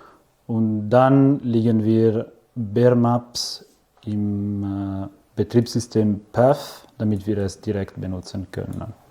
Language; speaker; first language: German; non-native, fluent; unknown